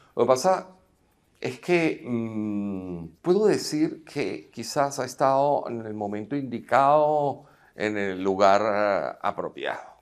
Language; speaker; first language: Spanish; native; Spanish